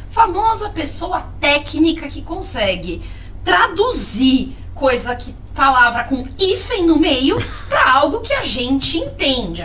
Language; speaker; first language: Portuguese; native; Portuguese